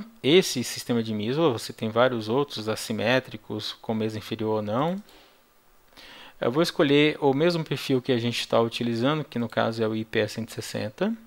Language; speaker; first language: Portuguese; native; Portuguese